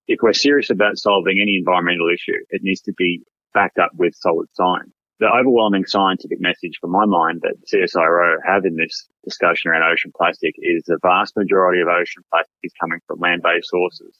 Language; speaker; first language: English; native; English